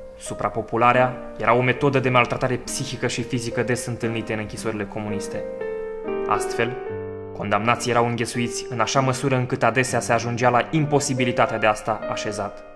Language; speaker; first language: Romanian; native; Romanian